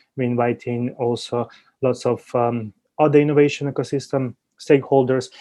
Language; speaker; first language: English; non-native, fluent; Ukrainian